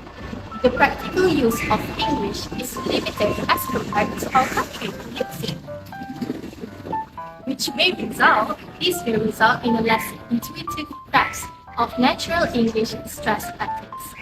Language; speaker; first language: English; non-native, local second language; Malay